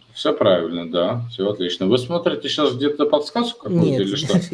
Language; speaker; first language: Russian; native; Russian